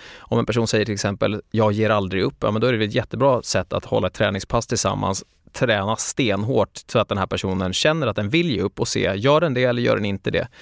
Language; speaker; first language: Swedish; native; Swedish